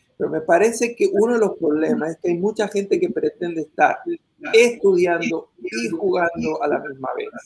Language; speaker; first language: Spanish; native; Spanish